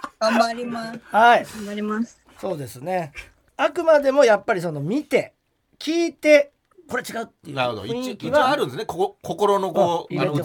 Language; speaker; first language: Japanese; native; Japanese